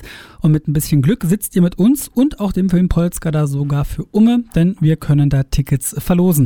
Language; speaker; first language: German; native; German